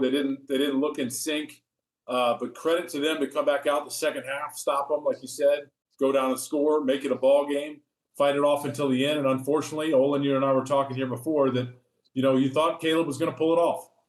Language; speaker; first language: English; native; English